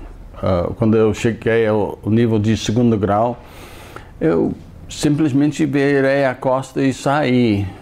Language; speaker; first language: Portuguese; non-native, fluent; English